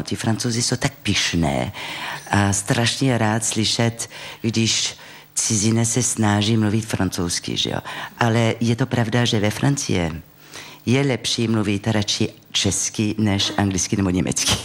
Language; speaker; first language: Czech; non-native, fluent; French